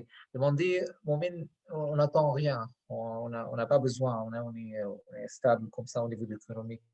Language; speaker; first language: French; non-native, fluent; Arabic